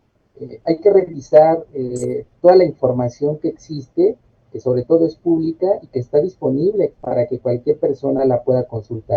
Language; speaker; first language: Spanish; native; Spanish